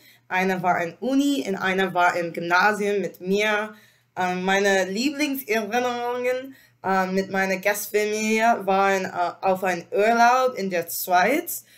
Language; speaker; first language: German; non-native, learner; English